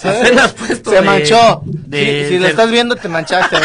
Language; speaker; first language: Spanish; native; Spanish